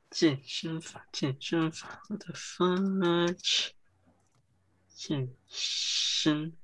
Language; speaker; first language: Chinese; early bilingual, heritage; English